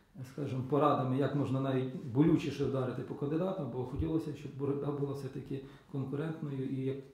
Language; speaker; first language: Ukrainian; native; Ukrainian